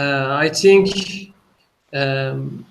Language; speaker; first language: English; non-native, learner; Turkish